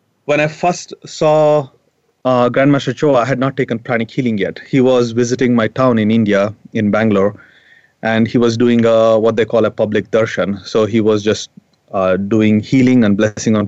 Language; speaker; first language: English; non-native, local second language; Kannada